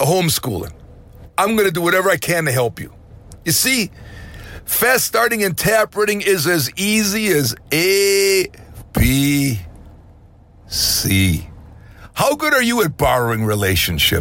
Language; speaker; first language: English; native; English